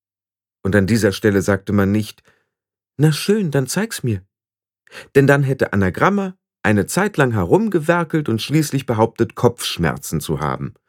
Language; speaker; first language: German; native; German